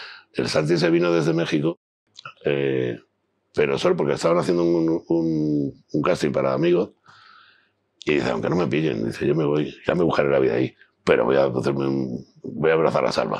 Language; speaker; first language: Spanish; native; Spanish